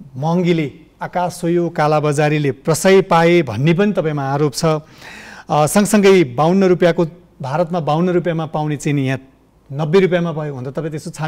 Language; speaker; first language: Nepali; native; Nepali